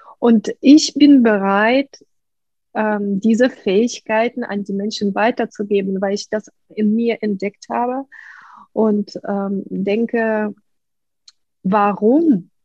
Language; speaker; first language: German; non-native, fluent; Russian